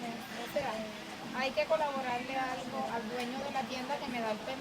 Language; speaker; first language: Spanish; native; Spanish